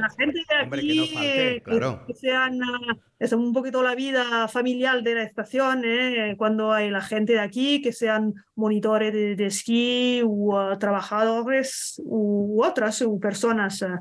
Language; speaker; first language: Spanish; non-native, learner; French